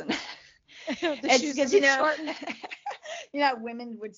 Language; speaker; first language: English; native; English